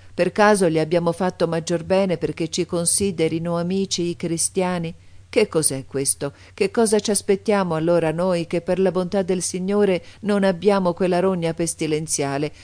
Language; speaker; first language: Italian; native; Italian